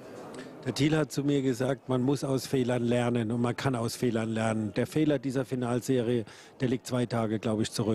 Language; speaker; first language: German; native; German